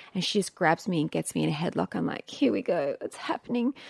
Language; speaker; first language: English; native; English